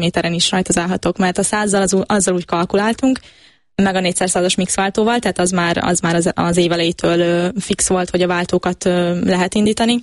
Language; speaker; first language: Hungarian; native; Hungarian